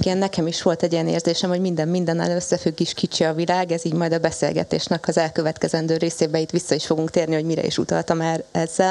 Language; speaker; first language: Hungarian; native; Hungarian